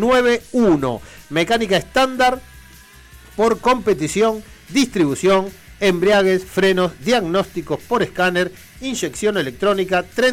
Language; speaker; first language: Spanish; native; Spanish